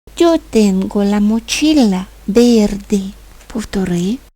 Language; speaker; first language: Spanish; non-native, fluent; Ukrainian